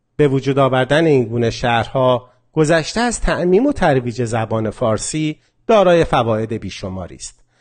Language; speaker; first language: Persian; non-native, local second language; Azerbaijani